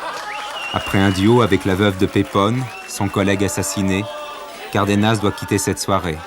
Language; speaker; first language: French; native; French